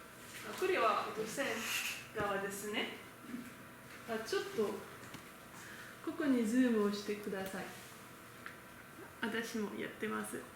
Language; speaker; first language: Japanese; non-native, learner; French